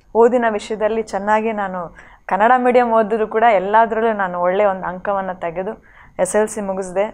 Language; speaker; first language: Kannada; native; Kannada